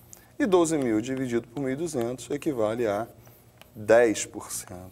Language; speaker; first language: Portuguese; native; Portuguese